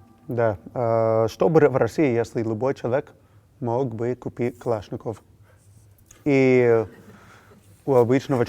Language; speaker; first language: Russian; non-native, fluent; English